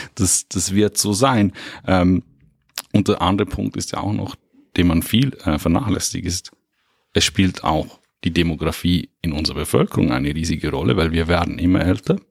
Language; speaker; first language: German; native; German